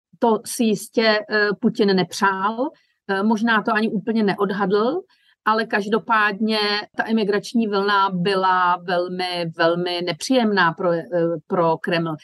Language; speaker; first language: Czech; native; Czech